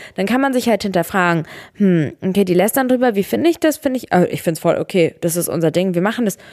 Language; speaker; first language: German; early bilingual, other home language; Serbian